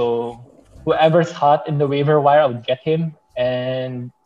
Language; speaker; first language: English; non-native, local second language; Bikol